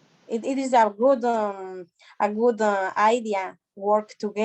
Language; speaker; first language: English; non-native, learner; Spanish